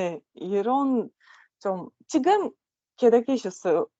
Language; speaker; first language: Korean; non-native, learner; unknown